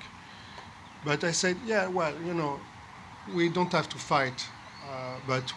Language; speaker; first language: English; non-native, learner; French